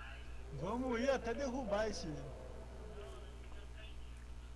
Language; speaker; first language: Portuguese; native; Portuguese